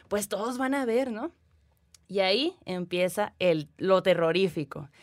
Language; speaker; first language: Spanish; native; Spanish